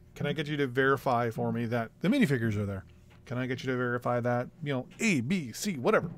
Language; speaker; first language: English; native; English